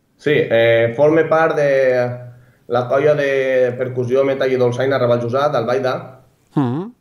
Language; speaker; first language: Catalan; native; Catalan